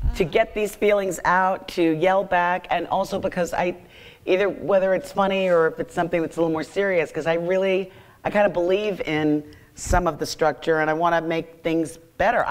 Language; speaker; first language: English; native; English